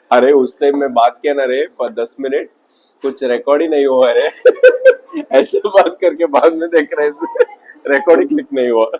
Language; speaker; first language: Hindi; non-native, local second language; Kannada